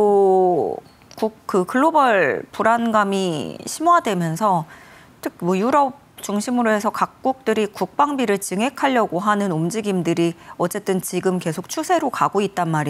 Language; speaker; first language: Korean; native; Korean